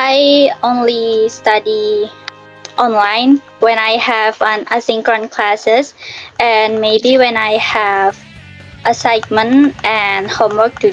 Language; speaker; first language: English; non-native, learner; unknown